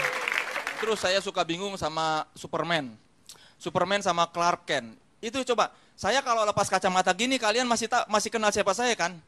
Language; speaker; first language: Indonesian; native; Indonesian